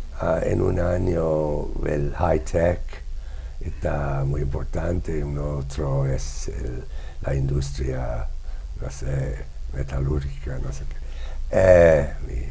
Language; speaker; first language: Spanish; non-native, fluent; English